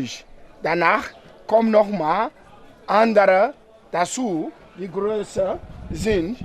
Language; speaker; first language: German; non-native, learner; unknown